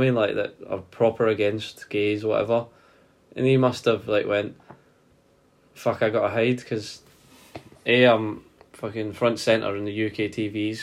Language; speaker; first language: English; native; English